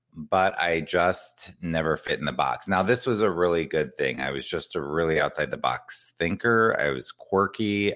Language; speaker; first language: English; native; English